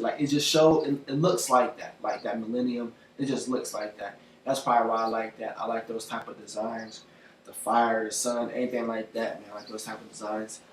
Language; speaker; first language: English; native; English